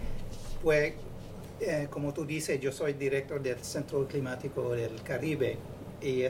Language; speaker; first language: Spanish; non-native, fluent; English